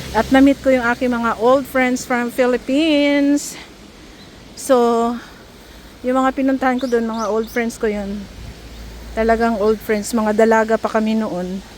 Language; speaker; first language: Filipino; native; Filipino